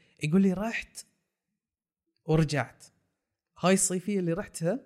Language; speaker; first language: Arabic; native; Arabic